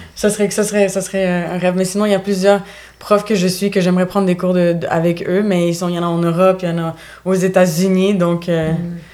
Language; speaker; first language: French; native; French